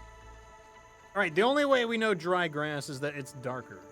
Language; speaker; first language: English; native; English